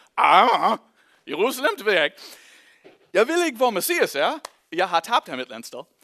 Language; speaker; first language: Danish; non-native, fluent; English